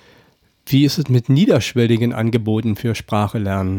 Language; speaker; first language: German; native; German